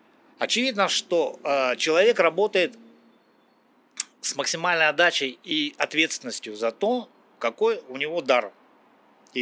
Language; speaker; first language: Russian; native; Russian